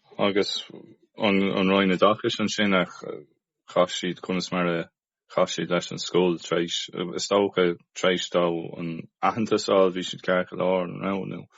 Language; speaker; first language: Irish; non-native, local second language; English